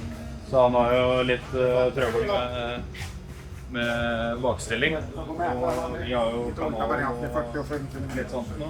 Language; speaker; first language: Norwegian; native; Norwegian